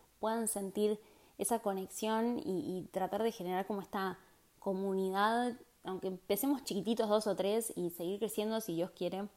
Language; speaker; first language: Spanish; native; Spanish